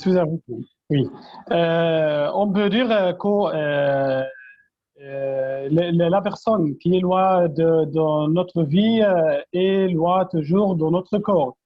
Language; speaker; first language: French; non-native, fluent; Arabic